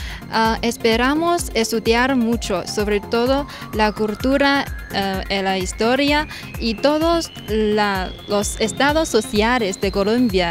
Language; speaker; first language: Spanish; non-native, fluent; Chinese